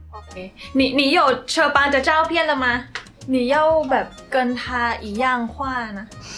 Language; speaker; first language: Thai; native; Thai